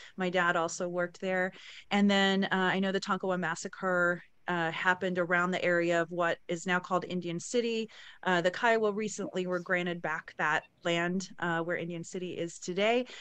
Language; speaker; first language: English; native; English